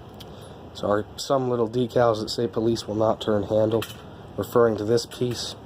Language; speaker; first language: English; native; English